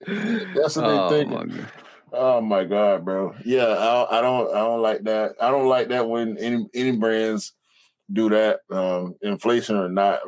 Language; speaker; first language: English; native; English